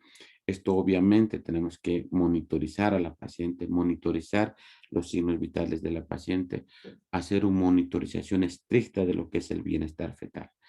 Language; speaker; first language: Spanish; native; Spanish